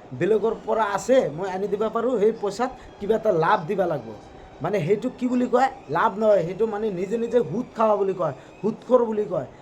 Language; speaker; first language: Assamese; non-native, local second language; Bangla